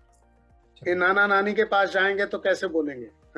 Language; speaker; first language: Hindi; native; Hindi